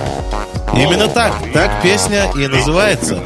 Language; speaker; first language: Russian; native; Russian